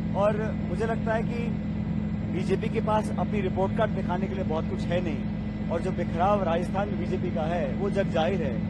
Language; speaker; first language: Hindi; native; Hindi